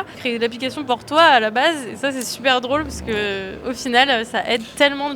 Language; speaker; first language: French; native; French